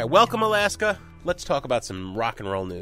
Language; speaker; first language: English; native; English